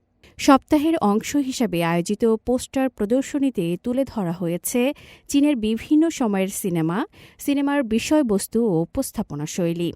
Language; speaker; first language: Bangla; native; Bangla